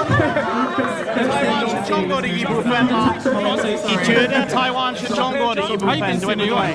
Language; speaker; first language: Chinese; non-native, fluent; English